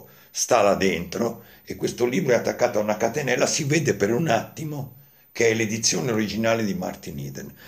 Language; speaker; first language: Italian; native; Italian